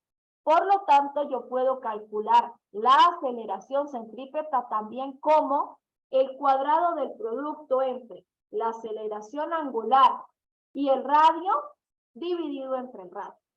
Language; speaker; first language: Spanish; native; Spanish